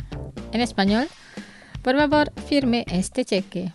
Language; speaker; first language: Spanish; non-native, fluent; Indonesian